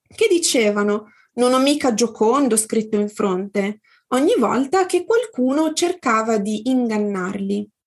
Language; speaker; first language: Italian; native; Italian